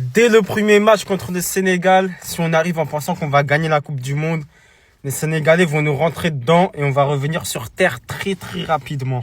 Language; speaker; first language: French; native; French